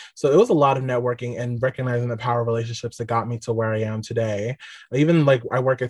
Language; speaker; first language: English; native; English